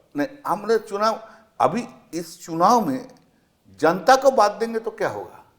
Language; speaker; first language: Hindi; non-native, local second language; Bangla